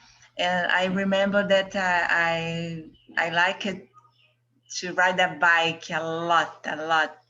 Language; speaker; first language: English; non-native, learner; Portuguese